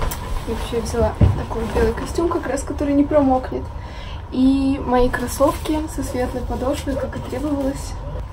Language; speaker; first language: Russian; native; Russian